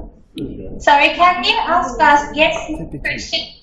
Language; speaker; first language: English; non-native, fluent; Russian